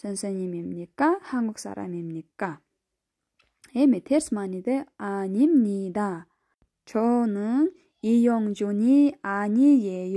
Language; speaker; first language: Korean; non-native, fluent; Kyrgyz